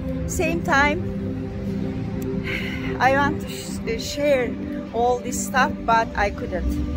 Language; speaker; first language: English; non-native, learner; Turkish